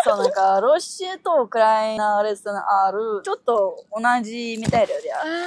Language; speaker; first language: Japanese; non-native, learner; Ukrainian